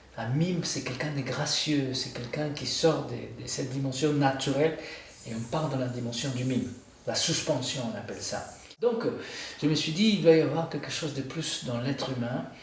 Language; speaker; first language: French; non-native, fluent; Spanish